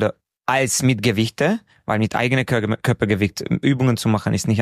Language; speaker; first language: German; non-native, fluent; Hungarian